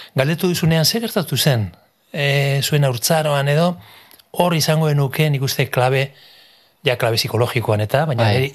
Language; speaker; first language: Basque; non-native, local second language; Spanish